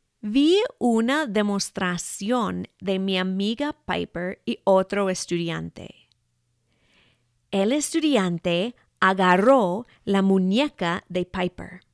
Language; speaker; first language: Spanish; non-native, fluent; English